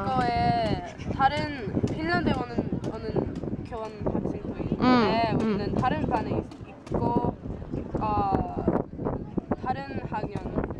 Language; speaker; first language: Korean; non-native, learner; English